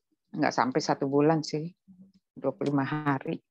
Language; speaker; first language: Indonesian; native; Indonesian